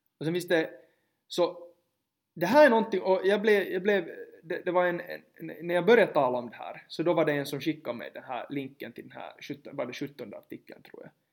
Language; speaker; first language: Swedish; native; Swedish